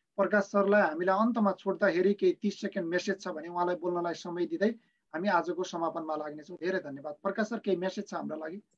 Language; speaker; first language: Nepali; native; Nepali